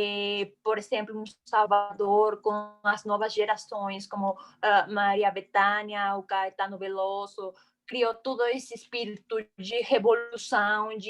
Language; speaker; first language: Portuguese; non-native, fluent; Spanish